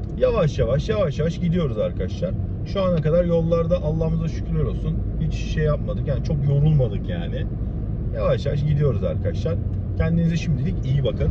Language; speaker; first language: Turkish; early bilingual, heritage; Turkish